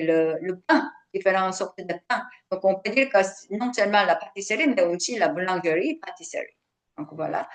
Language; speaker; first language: French; non-native, fluent; Korean